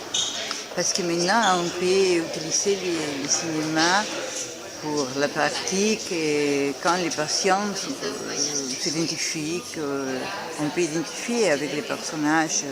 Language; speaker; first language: French; non-native, fluent; Spanish